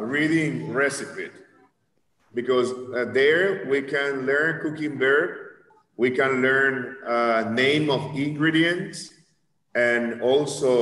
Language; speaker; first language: English; non-native, fluent; Spanish